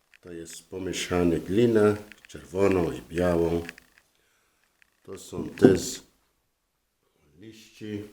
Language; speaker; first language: Polish; non-native, learner; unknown